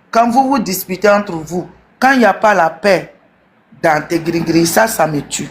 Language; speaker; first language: French; non-native, local second language; Bambara